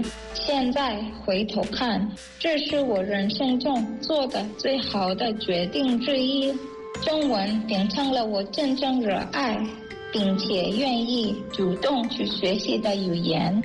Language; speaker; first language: Chinese; non-native, fluent; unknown